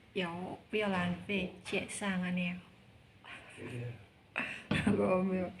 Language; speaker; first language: Chinese; non-native, learner; Indonesian